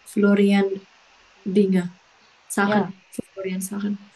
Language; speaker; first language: German; non-native, learner; Indonesian